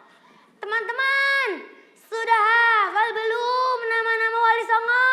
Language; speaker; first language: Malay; non-native, local second language; Javanese